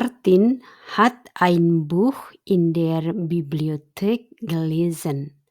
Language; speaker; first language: German; non-native, fluent; Indonesian